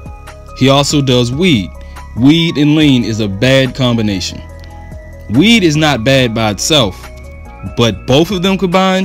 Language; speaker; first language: English; native; English